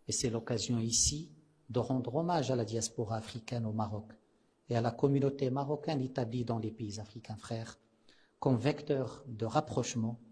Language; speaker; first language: French; non-native, local second language; Arabic